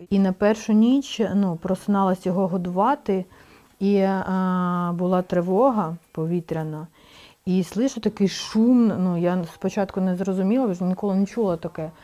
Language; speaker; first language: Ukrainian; non-native, local second language; Russian